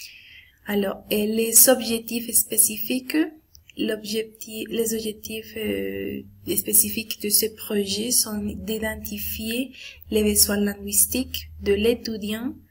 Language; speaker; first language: French; non-native, learner; Spanish